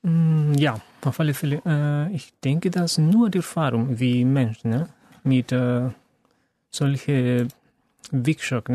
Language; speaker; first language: German; non-native, fluent; Spanish